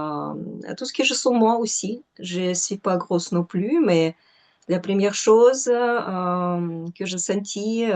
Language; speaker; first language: French; non-native, fluent; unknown